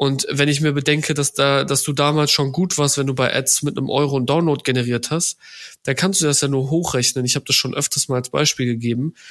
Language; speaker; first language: German; native; German